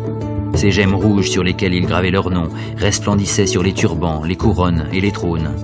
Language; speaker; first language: French; native; French